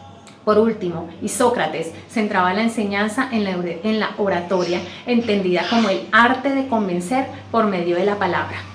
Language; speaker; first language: Spanish; native; Spanish